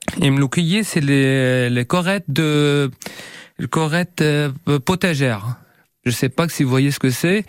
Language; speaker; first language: French; non-native, local second language; Arabic